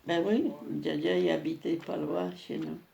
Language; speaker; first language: French; non-native, learner; Polish